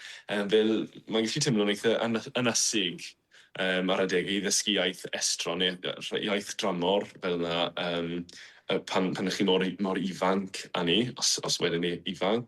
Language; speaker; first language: Welsh; non-native, fluent; English